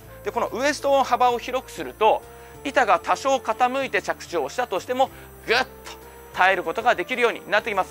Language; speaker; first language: Japanese; native; Japanese